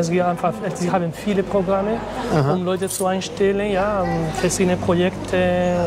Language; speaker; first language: German; non-native, fluent; Spanish